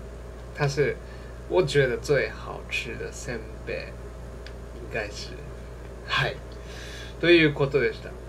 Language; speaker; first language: Chinese; non-native, fluent; Japanese